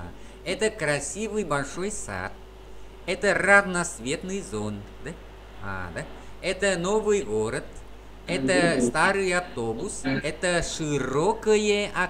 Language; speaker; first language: Russian; non-native, fluent; Vietnamese